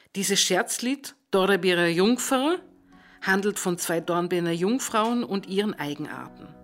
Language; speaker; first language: German; native; German